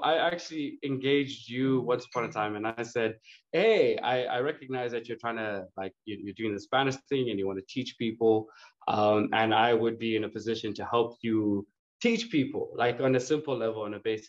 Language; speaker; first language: English; native; English